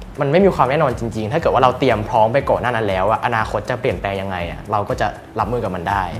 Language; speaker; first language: Thai; native; Thai